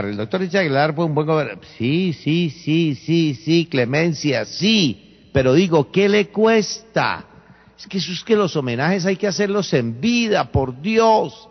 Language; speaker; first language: Spanish; native; Spanish